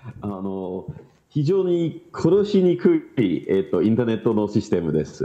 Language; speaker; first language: Japanese; non-native, learner; English